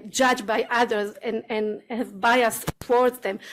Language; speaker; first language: English; non-native, learner; Hebrew